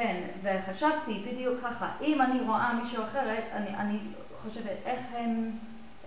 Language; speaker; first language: Hebrew; non-native, learner; English